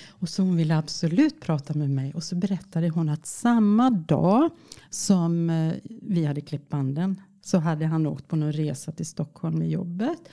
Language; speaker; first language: Swedish; native; Swedish